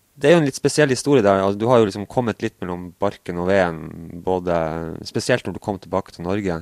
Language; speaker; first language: Norwegian; native; Norwegian